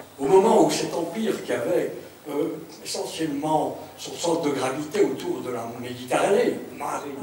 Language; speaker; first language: French; native; French